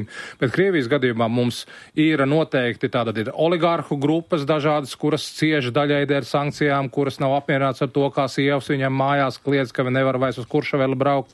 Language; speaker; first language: Latvian; native; Latvian